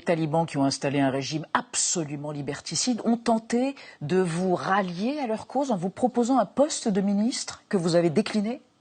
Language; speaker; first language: French; native; French